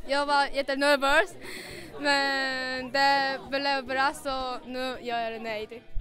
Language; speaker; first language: Swedish; non-native, learner; Korean